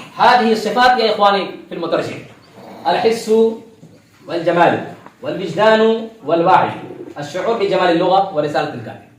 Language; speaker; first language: Arabic; non-native, fluent; Urdu